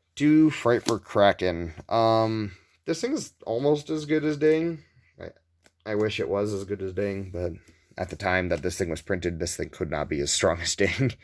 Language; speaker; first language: English; native; English